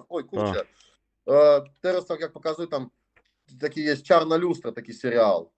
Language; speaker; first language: Polish; non-native, learner; Russian